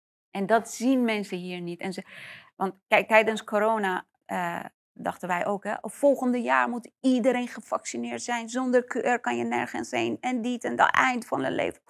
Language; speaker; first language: Dutch; non-native, fluent; Persian